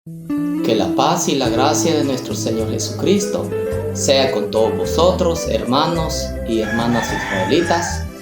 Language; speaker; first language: Spanish; native; Spanish